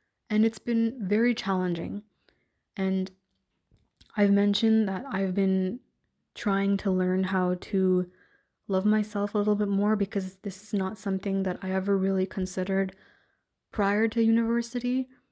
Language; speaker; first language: English; native; English